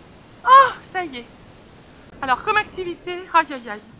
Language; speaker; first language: French; native; French